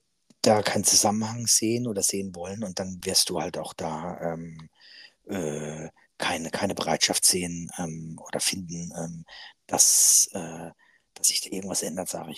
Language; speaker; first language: German; native; German